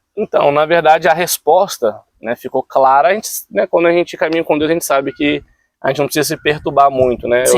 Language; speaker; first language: Portuguese; native; Portuguese